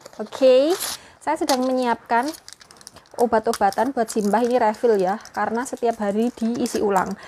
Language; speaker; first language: Indonesian; non-native, local second language; Javanese